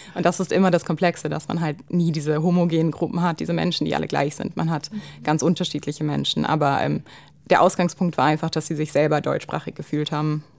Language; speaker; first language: German; native; German